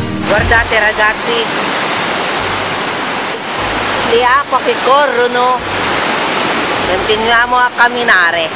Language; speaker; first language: Italian; non-native, learner; Filipino